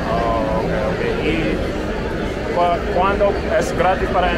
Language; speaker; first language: Spanish; non-native, learner; English